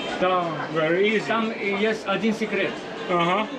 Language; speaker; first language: Polish; non-native, learner; Georgian